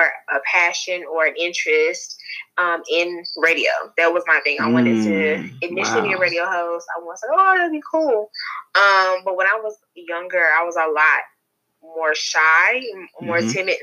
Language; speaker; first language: English; native; English